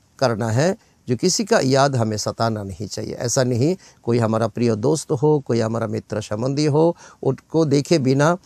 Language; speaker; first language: Hindi; non-native, local second language; Bangla